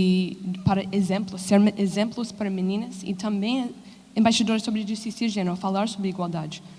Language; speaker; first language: Portuguese; non-native, fluent; English